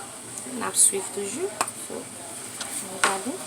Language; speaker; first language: French; non-native, local second language; Haitian Creole